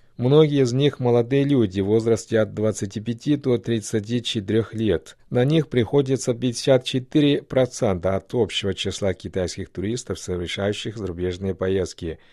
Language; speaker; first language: Russian; non-native, fluent; Chinese